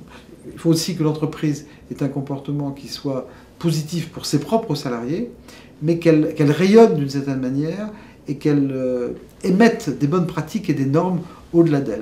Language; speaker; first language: French; native; French